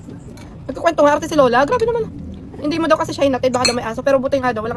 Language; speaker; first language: Filipino; native; Filipino